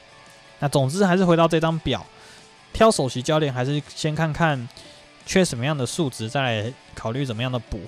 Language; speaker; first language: Chinese; native; Chinese